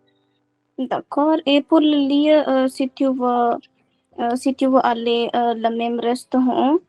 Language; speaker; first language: French; non-native, learner; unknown